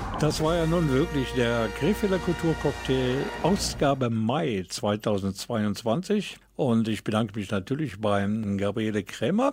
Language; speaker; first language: German; native; German